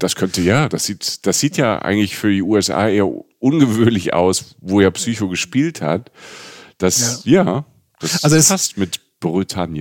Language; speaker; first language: German; native; German